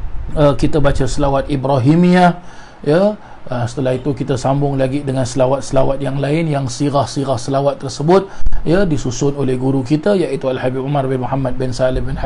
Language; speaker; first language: Malay; native; Malay